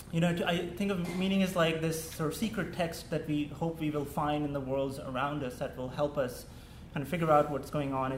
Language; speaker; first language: English; non-native, local second language; Urdu